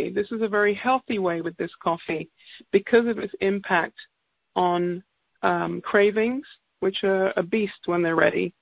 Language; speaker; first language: English; native; English